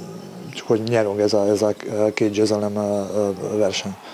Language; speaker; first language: Hungarian; non-native, learner; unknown